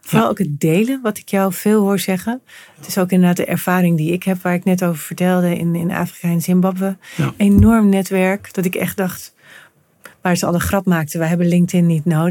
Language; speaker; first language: Dutch; native; Dutch